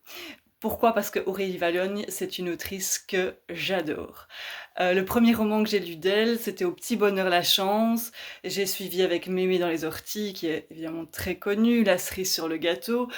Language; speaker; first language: French; native; French